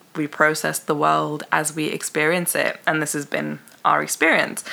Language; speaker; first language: English; early bilingual, other home language; Persian